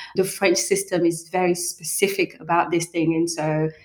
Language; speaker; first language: English; non-native, fluent; French